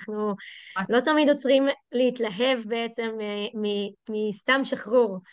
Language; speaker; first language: Hebrew; native; Hebrew